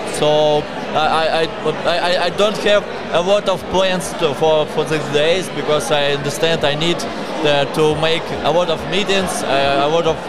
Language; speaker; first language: English; non-native, learner; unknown